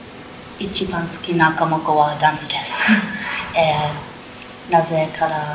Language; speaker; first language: Japanese; non-native, learner; English